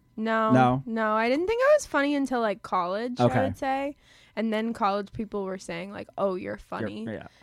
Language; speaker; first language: English; native; English